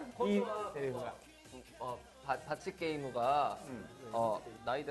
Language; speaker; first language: Japanese; non-native, learner; Korean